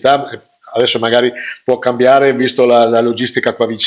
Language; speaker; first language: Italian; native; Italian